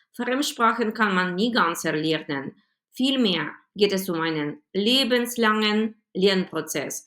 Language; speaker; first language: German; non-native, fluent; Ukrainian